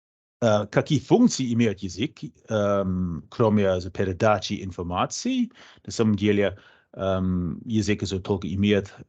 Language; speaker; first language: Russian; non-native, fluent; English